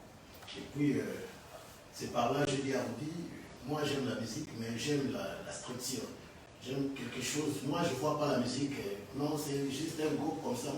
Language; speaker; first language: French; non-native, local second language; Lingala